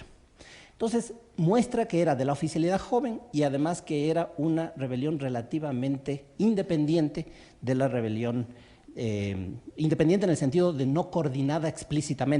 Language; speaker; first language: Spanish; native; Spanish